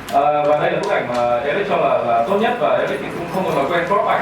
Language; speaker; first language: Vietnamese; native; Vietnamese